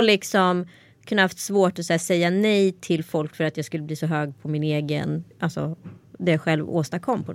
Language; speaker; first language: Swedish; native; Swedish